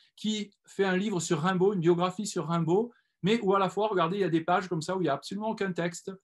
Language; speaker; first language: French; native; French